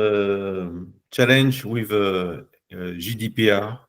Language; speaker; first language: English; non-native, learner; French